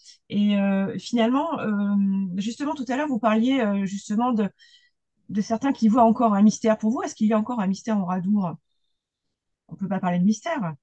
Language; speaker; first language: French; native; French